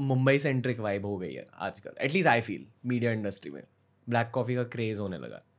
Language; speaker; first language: Hindi; native; Hindi